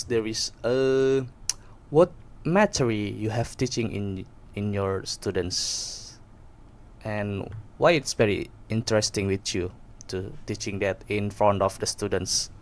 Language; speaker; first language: English; non-native, learner; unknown